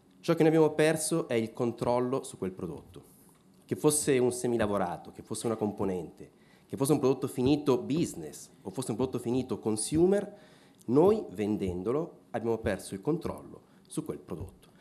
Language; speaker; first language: Italian; native; Italian